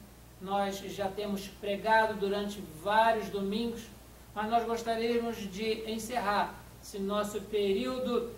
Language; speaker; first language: Portuguese; native; Portuguese